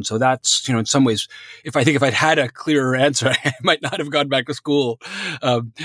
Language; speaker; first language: English; native; English